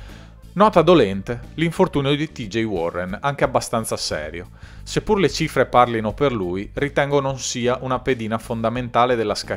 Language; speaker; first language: Italian; native; Italian